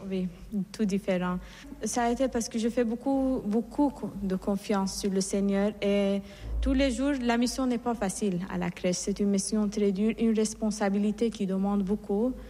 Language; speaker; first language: French; non-native, fluent; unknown